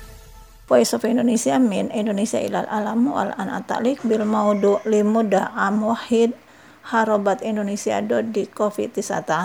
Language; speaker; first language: Arabic; non-native, fluent; Indonesian